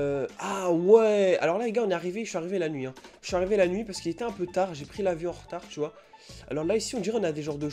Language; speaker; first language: French; native; French